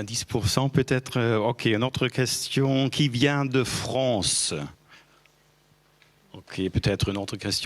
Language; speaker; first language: French; non-native, fluent; German